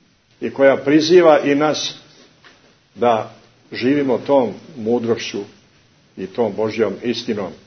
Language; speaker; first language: Croatian; native; Croatian